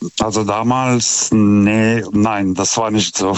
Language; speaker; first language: German; non-native, fluent; Lithuanian